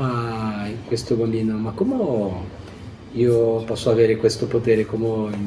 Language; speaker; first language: Italian; non-native, fluent; Portuguese